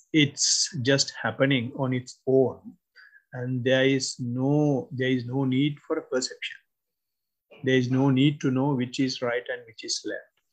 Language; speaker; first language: English; non-native, local second language; Sinhala